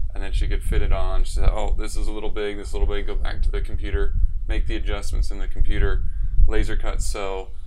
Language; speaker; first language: English; native; English